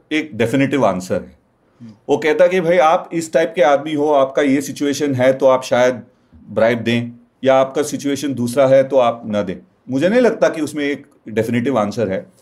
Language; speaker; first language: Hindi; non-native, local second language; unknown